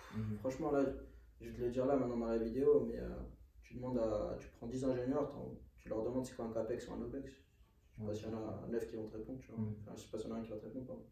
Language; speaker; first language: French; native; French